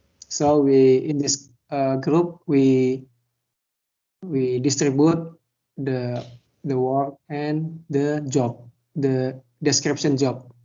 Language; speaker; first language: English; non-native, learner; Indonesian